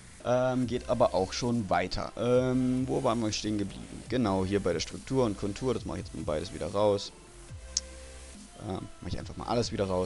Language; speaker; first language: German; native; German